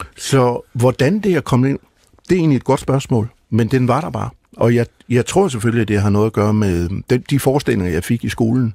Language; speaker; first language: Danish; native; Danish